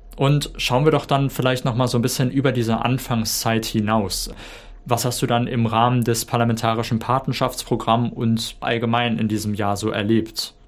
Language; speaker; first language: German; native; German